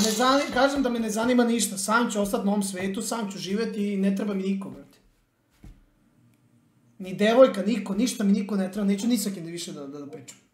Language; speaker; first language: Bosnian; native; Bosnian